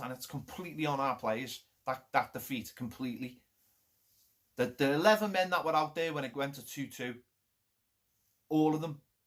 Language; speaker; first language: English; native; English